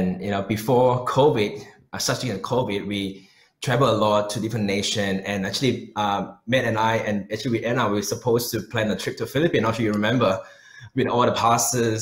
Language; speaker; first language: English; non-native, local second language; Chinese